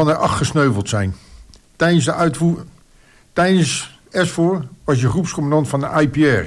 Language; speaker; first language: Dutch; native; Dutch